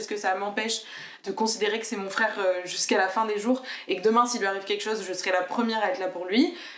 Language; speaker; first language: French; native; French